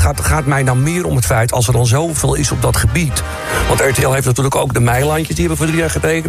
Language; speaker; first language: Dutch; native; Dutch